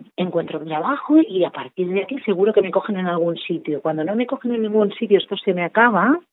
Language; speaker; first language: Spanish; non-native, local second language; Catalan